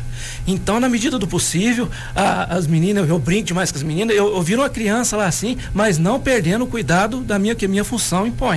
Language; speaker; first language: Portuguese; native; Portuguese